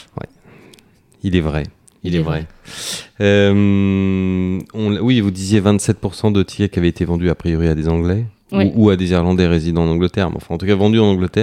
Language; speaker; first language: French; native; French